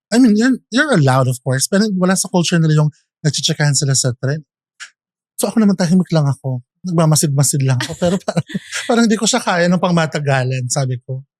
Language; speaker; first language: Filipino; native; Filipino